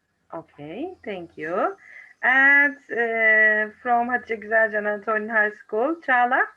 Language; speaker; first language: English; non-native, fluent; Turkish